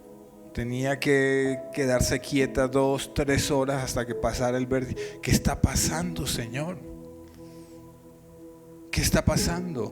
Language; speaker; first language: Spanish; native; Spanish